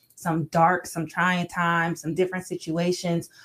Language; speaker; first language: English; native; English